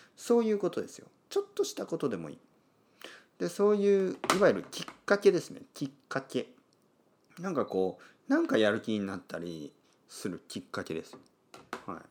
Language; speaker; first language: Japanese; native; Japanese